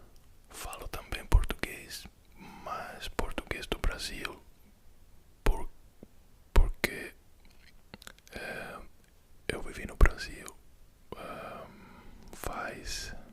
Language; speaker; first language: Portuguese; non-native, learner; Italian